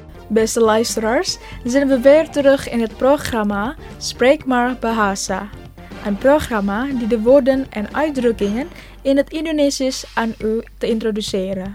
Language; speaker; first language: Dutch; non-native, learner; Indonesian